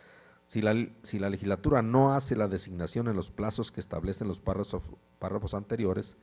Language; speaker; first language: Spanish; native; Spanish